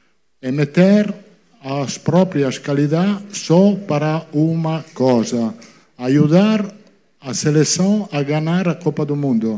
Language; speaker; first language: Portuguese; non-native, fluent; Italian